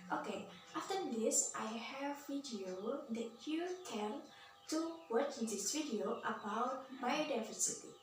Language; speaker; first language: English; non-native, learner; Indonesian